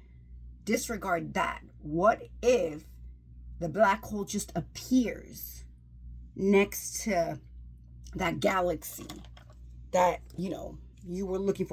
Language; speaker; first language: English; native; English